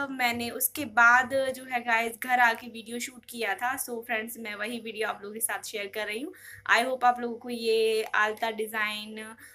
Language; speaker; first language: Hindi; native; Hindi